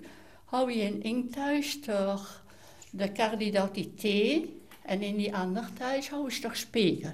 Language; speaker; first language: German; native; German